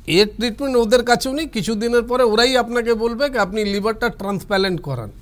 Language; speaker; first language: Bangla; non-native, local second language; Hindi